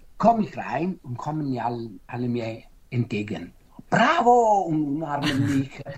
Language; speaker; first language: German; non-native, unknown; Italian